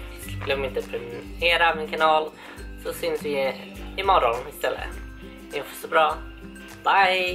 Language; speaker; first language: Swedish; non-native, fluent; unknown